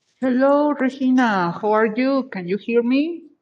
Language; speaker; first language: English; non-native, fluent; Spanish